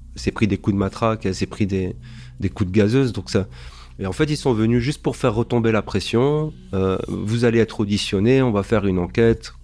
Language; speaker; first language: French; native; French